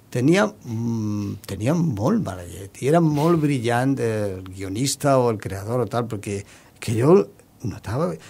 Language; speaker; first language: Catalan; non-native, local second language; Spanish